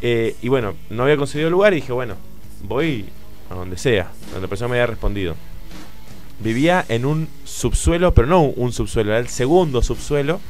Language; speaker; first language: Spanish; native; Spanish